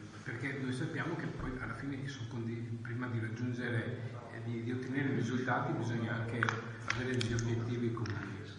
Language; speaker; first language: Italian; native; Italian